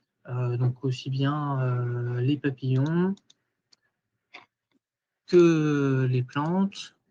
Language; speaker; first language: French; native; French